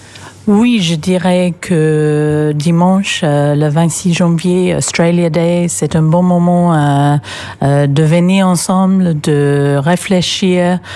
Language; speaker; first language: French; non-native, fluent; English